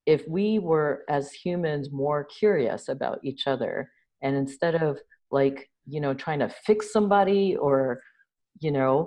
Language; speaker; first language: English; native; English